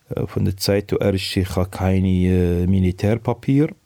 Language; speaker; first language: German; non-native, learner; Arabic